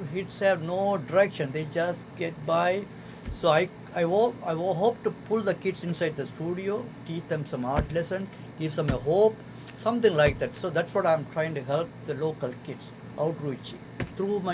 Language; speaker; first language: English; non-native, local second language; Tamil